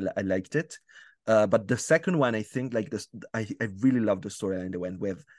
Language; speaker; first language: English; non-native, fluent; Italian